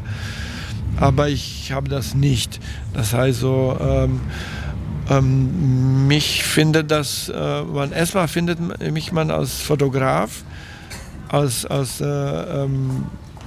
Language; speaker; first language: German; non-native, fluent; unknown